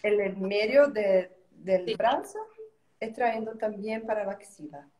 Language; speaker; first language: Spanish; non-native, learner; Portuguese